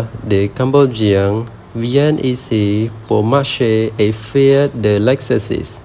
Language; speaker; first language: French; non-native, learner; Khmer